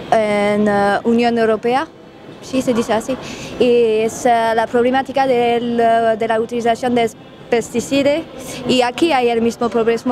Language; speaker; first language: Spanish; non-native, learner; French